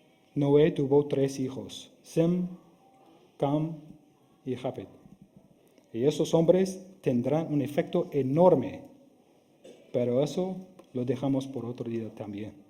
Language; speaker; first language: Spanish; non-native, fluent; English